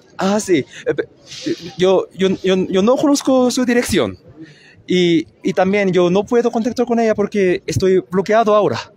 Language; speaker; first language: Spanish; non-native, learner; Korean